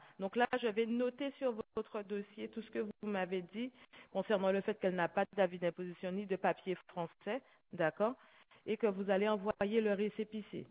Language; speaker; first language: French; native; French